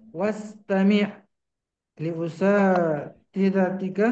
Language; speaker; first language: Arabic; non-native, learner; Indonesian